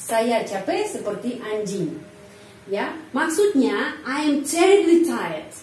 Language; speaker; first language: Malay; non-native, fluent; Russian